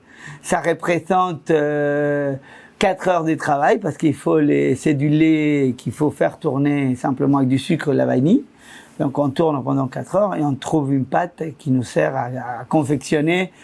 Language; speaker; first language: French; non-native, fluent; Spanish